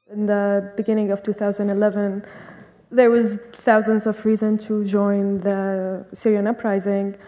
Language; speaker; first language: English; non-native, fluent; Arabic